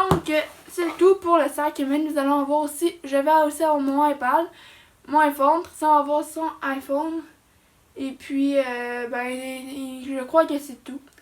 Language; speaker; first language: French; native; French